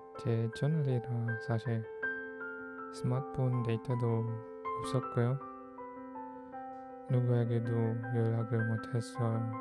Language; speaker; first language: Korean; non-native, fluent; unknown